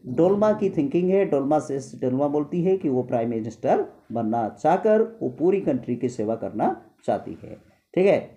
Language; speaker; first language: Hindi; non-native, local second language; Gujarati